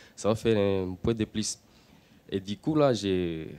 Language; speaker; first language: French; non-native, local second language; Swahili